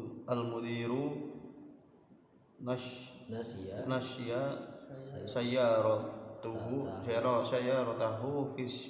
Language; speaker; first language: Arabic; non-native, learner; Indonesian